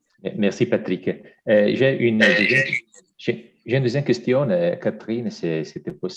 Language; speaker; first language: French; non-native, fluent; Italian